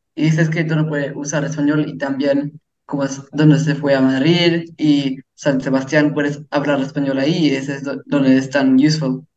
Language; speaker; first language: Spanish; early bilingual, heritage; English